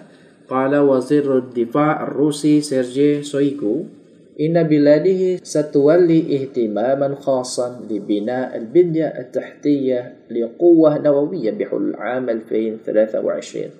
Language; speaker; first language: Arabic; non-native, fluent; Indonesian